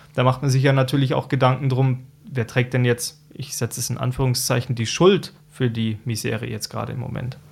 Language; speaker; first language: German; native; German